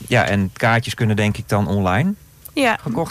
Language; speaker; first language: Dutch; native; Dutch